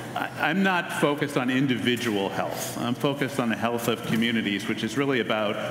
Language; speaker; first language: English; native; English